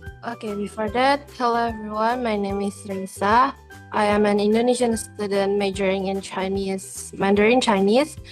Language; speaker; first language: English; non-native, learner; Indonesian